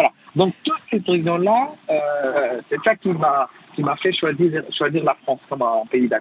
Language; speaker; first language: French; non-native, fluent; Arabic